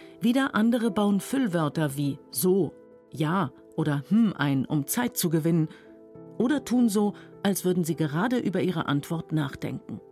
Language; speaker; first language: German; native; German